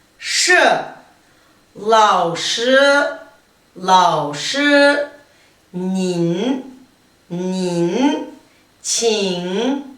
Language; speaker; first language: Chinese; non-native, fluent; Kazakh